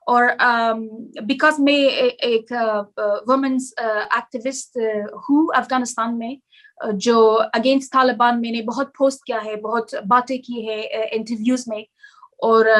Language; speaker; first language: Hindi; non-native, learner; Persian